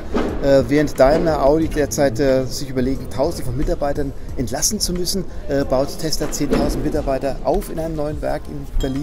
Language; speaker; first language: German; native; German